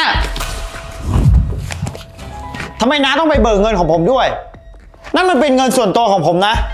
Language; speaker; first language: Thai; native; Thai